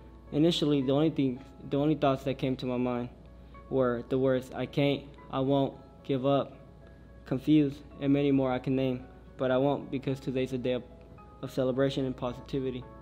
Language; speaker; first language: English; early bilingual, other home language; Spanish